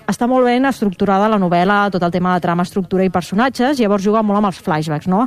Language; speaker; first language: Catalan; native; Catalan